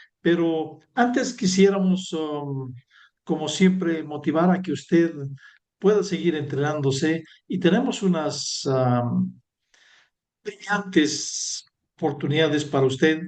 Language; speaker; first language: Spanish; native; Spanish